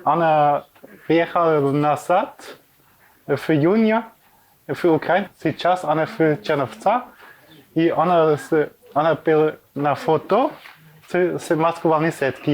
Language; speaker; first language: Russian; non-native, learner; German